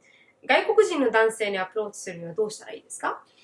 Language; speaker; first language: Japanese; native; Japanese